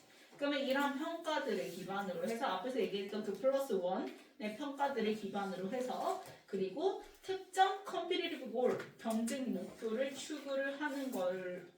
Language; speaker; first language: Korean; native; Korean